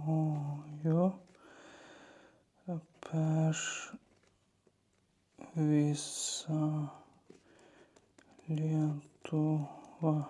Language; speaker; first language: Lithuanian; non-native, learner; Turkish